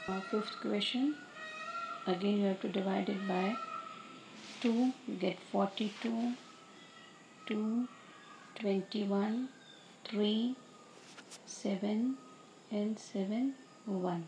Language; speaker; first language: English; non-native, local second language; Hindi